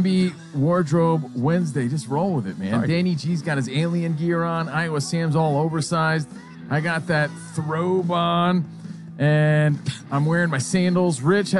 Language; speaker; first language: English; native; English